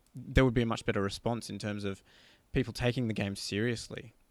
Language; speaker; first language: English; native; English